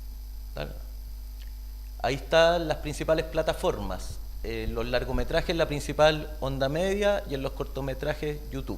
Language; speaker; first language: Spanish; native; Spanish